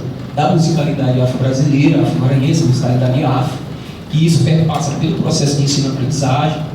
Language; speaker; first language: Portuguese; native; Portuguese